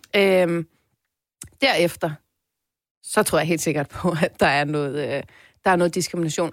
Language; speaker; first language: Danish; early bilingual, other home language; Turkish